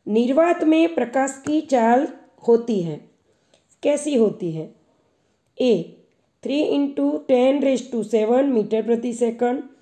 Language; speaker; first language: Hindi; non-native, local second language; Gujarati